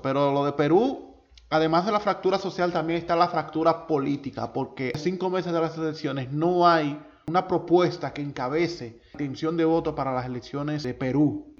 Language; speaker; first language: Spanish; native; Spanish